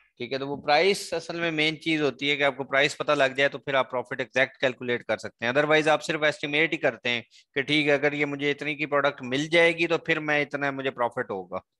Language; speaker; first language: Urdu; non-native, local second language; Sindhi